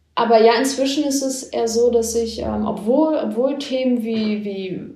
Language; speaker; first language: German; native; German